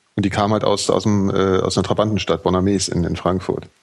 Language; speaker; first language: German; native; German